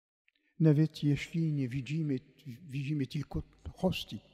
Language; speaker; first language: Polish; non-native, fluent; French